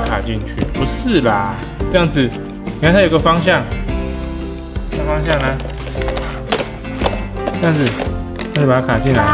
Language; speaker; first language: Chinese; native; Chinese